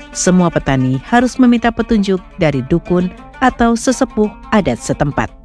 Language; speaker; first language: Indonesian; native; Indonesian